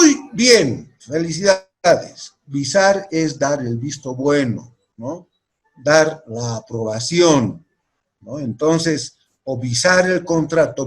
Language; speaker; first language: Spanish; native; Spanish